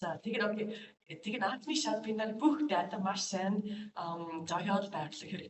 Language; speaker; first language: Mongolian; non-native, learner; English